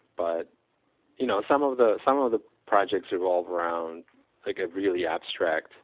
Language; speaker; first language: English; non-native, fluent; Czech